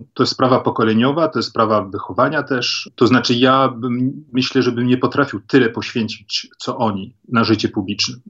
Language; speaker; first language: Polish; early bilingual, heritage; Polish